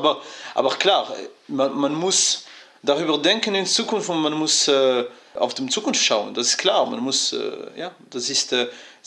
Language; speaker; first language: German; non-native, fluent; French